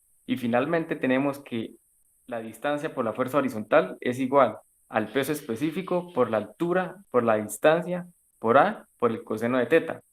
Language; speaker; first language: Spanish; native; Spanish